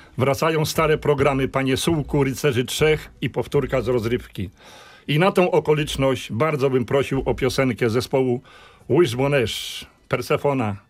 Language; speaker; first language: Polish; native; Polish